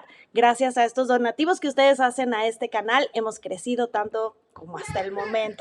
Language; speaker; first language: Spanish; native; Spanish